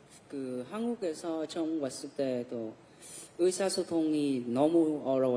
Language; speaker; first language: Korean; non-native, learner; Vietnamese